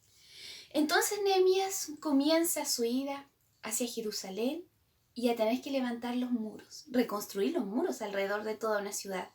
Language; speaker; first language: Spanish; native; Spanish